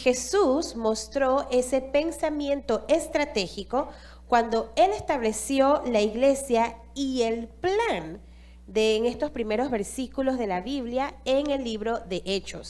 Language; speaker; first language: Spanish; non-native, fluent; English